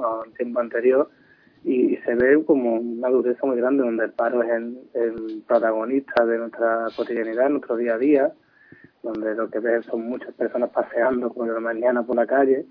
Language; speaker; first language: Spanish; native; Spanish